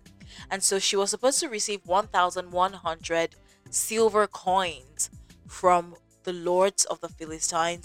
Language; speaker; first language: English; non-native, local second language; Yoruba